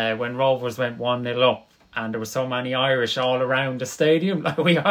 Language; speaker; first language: English; native; English